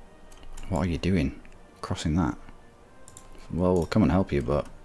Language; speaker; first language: English; native; English